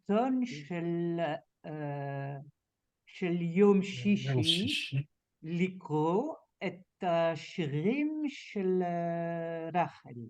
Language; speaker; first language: Hebrew; non-native, learner; French